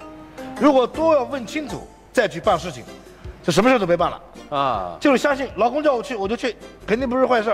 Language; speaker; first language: Chinese; native; Chinese